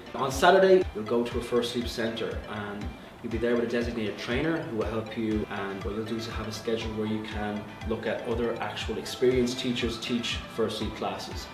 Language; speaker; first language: English; native; English